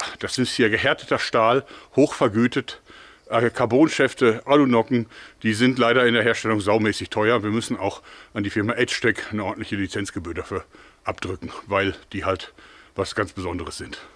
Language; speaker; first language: German; native; German